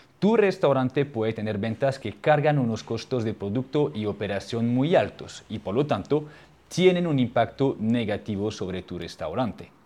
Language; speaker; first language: Spanish; non-native, fluent; French